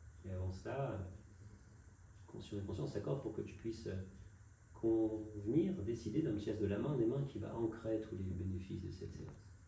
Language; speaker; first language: French; native; French